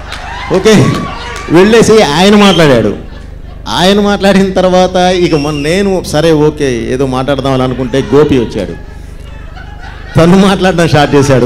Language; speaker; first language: Telugu; native; Telugu